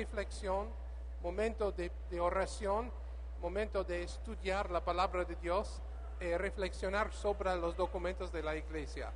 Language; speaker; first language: Spanish; non-native, learner; English